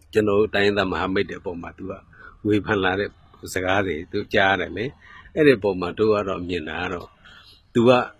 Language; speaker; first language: Burmese; non-native, local second language; Mon